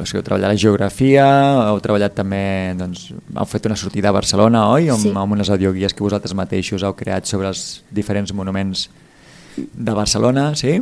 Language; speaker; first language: Catalan; native; Catalan